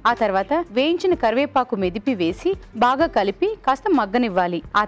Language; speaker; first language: Telugu; native; Telugu